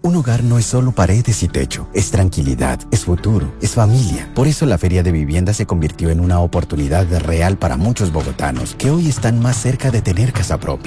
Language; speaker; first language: Spanish; native; Spanish